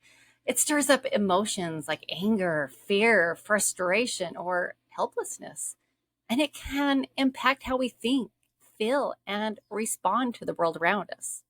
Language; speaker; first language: English; native; English